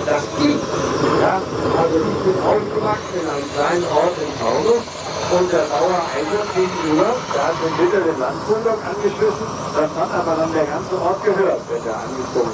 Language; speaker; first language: German; native; German